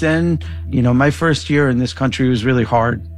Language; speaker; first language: English; early bilingual, other home language; Spanish